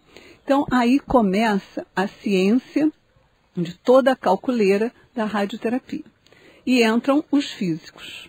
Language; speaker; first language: Portuguese; native; Portuguese